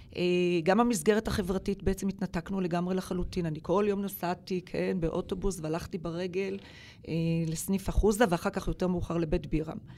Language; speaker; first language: Hebrew; native; Hebrew